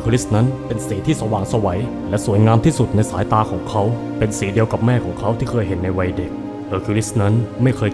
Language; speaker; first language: Thai; native; Thai